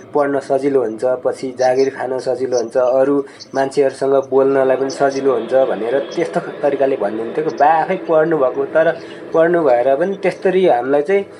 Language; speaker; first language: Nepali; non-native, local second language; Limbu